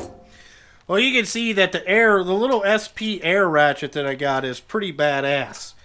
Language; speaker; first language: English; native; English